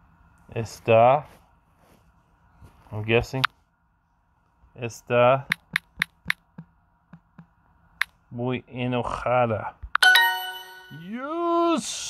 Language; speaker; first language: Spanish; non-native, learner; English